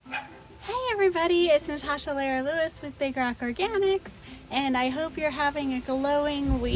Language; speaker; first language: English; native; English